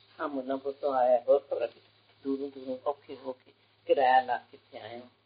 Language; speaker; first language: Punjabi; early bilingual, heritage; Punjabi